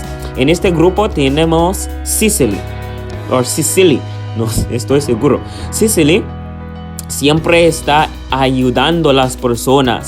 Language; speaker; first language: Spanish; non-native, learner; English